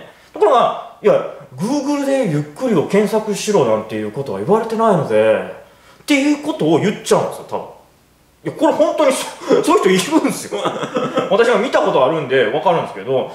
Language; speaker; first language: Japanese; native; Japanese